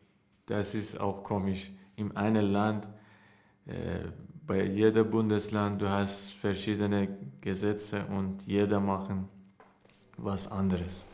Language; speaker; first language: German; non-native, learner; Persian